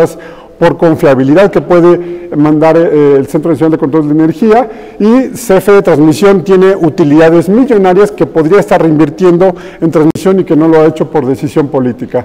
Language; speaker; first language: Spanish; native; Spanish